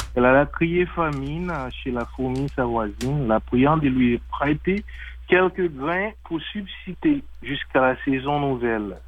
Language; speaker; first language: French; native; French